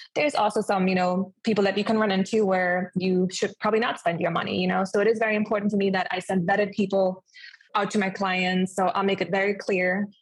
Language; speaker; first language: English; non-native, fluent; German